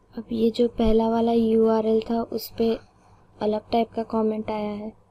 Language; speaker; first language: Hindi; non-native, local second language; Marathi